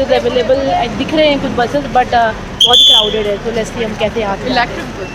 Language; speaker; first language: Hindi; native; Hindi